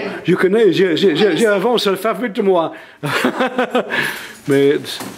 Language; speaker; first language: French; non-native, learner; English